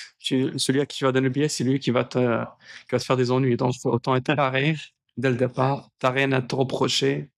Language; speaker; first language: French; early bilingual, other home language; Tachelhit